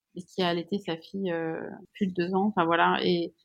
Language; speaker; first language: French; native; French